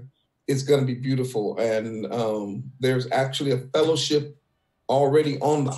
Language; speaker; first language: English; native; English